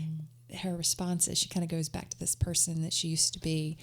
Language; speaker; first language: English; native; English